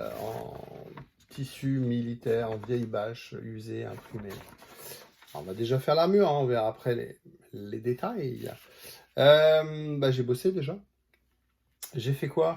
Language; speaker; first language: French; native; French